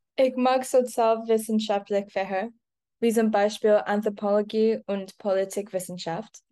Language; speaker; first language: German; non-native, learner; English